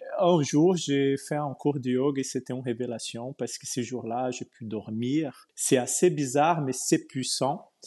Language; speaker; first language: French; non-native, fluent; Portuguese